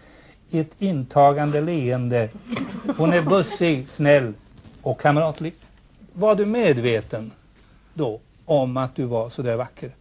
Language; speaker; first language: Swedish; native; Swedish